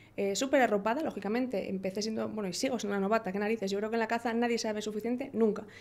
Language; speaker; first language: Spanish; native; Spanish